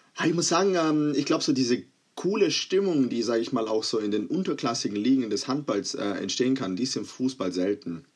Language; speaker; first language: German; early bilingual, other home language; Croatian